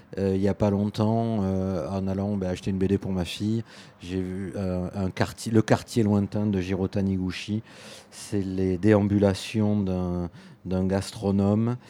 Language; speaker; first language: French; native; French